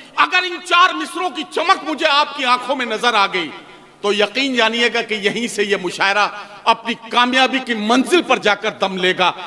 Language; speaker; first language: Hindi; native; Hindi